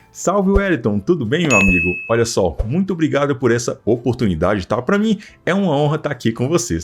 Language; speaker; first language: Portuguese; native; Portuguese